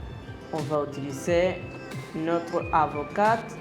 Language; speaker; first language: French; non-native, fluent; Spanish